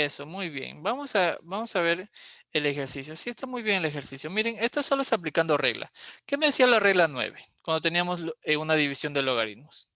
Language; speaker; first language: Spanish; native; Spanish